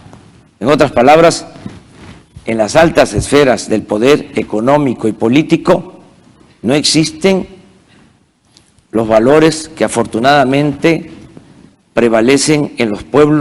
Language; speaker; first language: Spanish; native; Spanish